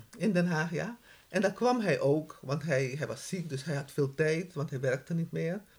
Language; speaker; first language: Dutch; native; Dutch